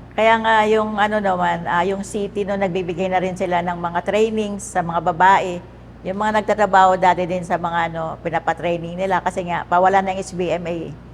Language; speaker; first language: Filipino; native; Filipino